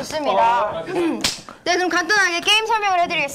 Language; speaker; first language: Korean; native; Korean